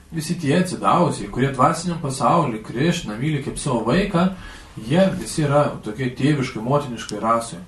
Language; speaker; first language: Lithuanian; native; Lithuanian